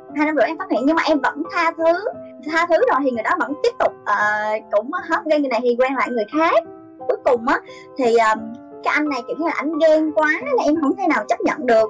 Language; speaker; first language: Vietnamese; native; Vietnamese